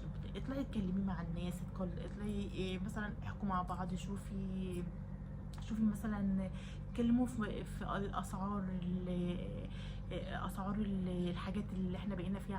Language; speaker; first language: Arabic; native; Arabic